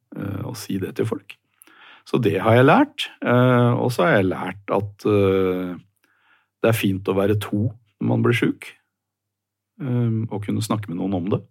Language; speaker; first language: Norwegian; native; Norwegian